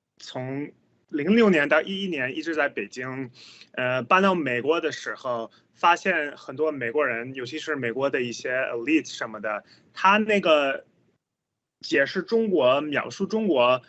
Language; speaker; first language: Chinese; non-native, fluent; English